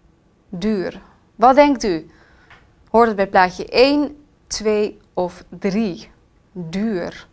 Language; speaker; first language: Dutch; native; Dutch